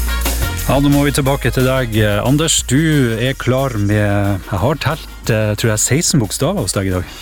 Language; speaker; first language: Norwegian; native; Norwegian